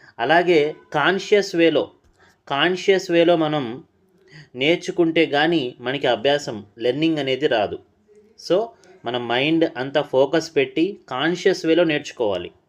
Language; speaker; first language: Telugu; non-native, local second language; Urdu